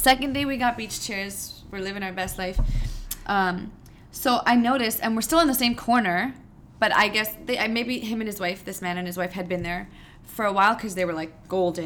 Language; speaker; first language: English; native; English